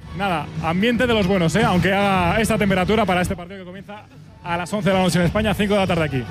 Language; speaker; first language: Spanish; native; Spanish